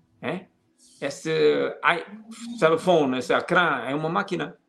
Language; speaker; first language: Portuguese; non-native, fluent; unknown